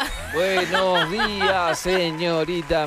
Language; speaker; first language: Spanish; native; Spanish